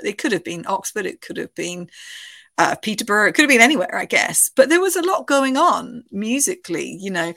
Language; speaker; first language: English; native; English